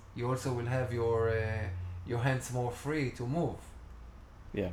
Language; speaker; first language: English; non-native, fluent; Hebrew